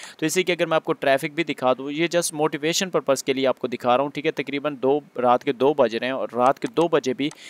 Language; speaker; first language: Urdu; non-native, local second language; Punjabi